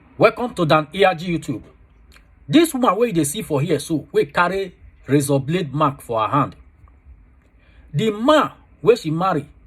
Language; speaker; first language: Nigerian Pidgin; native; Nigerian Pidgin